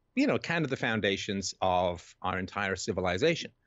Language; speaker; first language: English; native; English